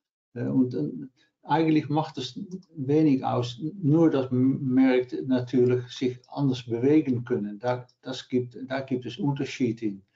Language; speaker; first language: German; non-native, learner; Dutch